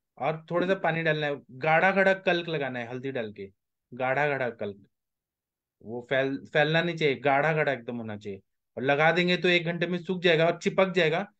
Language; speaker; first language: Hindi; native; Hindi